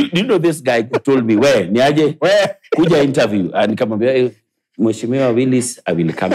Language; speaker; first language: English; non-native, local second language; Luo (Kenya and Tanzania)